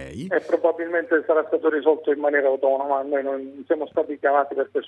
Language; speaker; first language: Italian; native; Italian